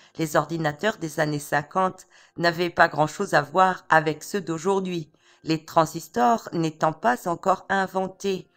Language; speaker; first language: French; native; French